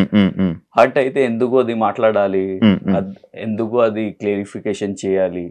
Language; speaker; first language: Telugu; non-native, learner; Hindi